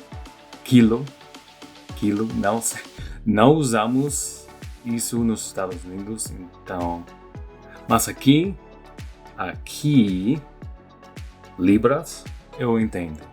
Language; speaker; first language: Portuguese; non-native, fluent; English